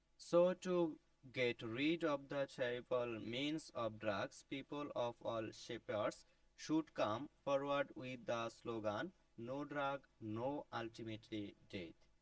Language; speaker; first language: English; non-native, local second language; Bangla